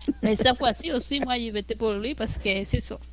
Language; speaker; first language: French; non-native, fluent; Spanish